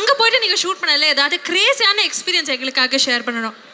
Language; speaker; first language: Tamil; native; Tamil